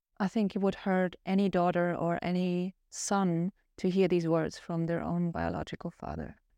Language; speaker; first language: English; non-native, fluent; German